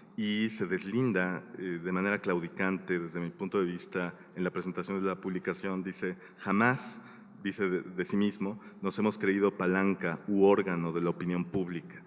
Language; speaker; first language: Spanish; native; Spanish